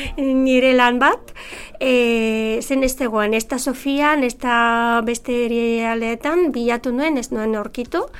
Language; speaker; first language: Basque; non-native, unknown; Bulgarian